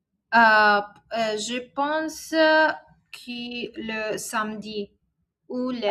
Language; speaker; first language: French; non-native, learner; Italian